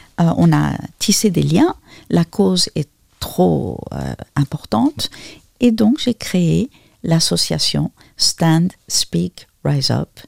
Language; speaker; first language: French; non-native, fluent; Spanish